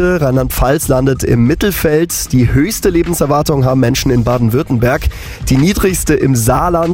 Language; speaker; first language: German; native; German